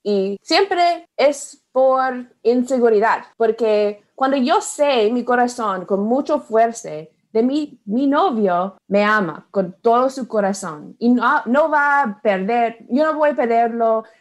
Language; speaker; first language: Spanish; non-native, learner; English